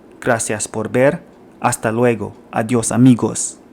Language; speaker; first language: Spanish; non-native, fluent; Filipino